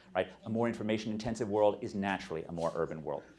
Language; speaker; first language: English; native; English